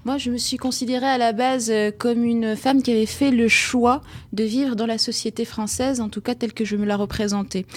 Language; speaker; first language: French; non-native, local second language; Arabic